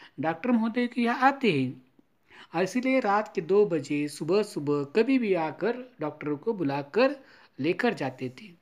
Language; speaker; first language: Hindi; non-native, local second language; Marathi